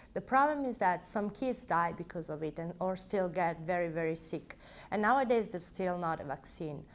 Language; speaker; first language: English; non-native, fluent; Italian